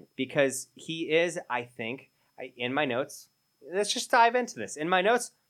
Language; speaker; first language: English; native; English